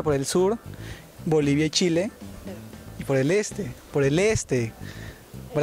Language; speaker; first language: Spanish; native; Spanish